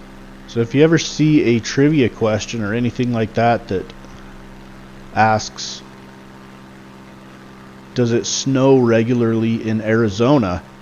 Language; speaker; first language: English; native; English